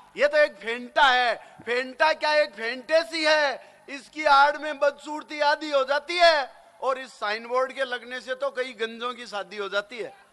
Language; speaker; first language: Hindi; native; Hindi